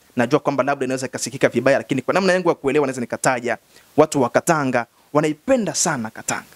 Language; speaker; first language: Swahili; native; Swahili